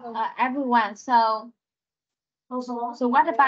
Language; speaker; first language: English; non-native, fluent; Vietnamese